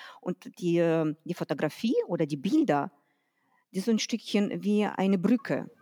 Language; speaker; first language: German; non-native, fluent; Russian